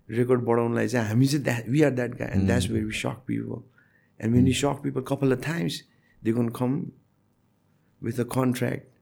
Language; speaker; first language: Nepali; native; Nepali